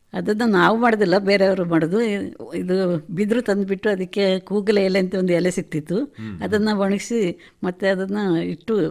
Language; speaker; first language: Kannada; non-native, local second language; Kodava